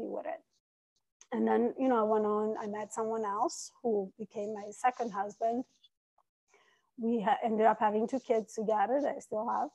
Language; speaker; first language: English; non-native, fluent; Italian